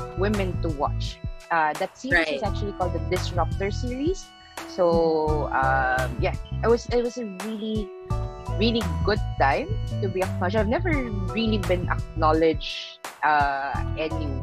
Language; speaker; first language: English; non-native, local second language; Filipino